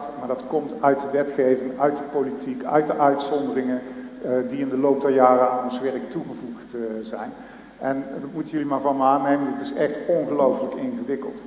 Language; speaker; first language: Dutch; native; Dutch